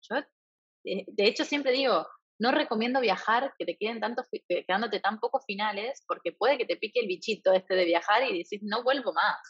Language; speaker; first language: Spanish; native; Spanish